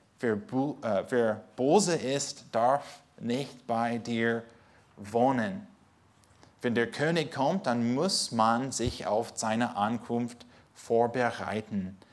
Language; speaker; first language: German; non-native, fluent; English